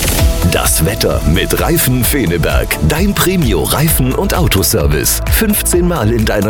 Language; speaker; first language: German; native; German